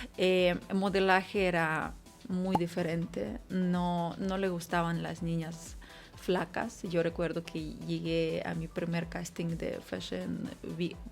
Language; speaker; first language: Spanish; non-native, fluent; Ukrainian